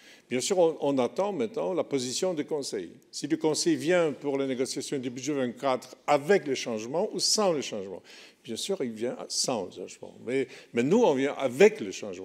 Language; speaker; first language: French; non-native, fluent; Polish